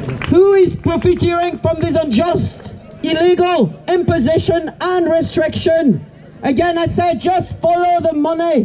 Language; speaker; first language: English; non-native, fluent; French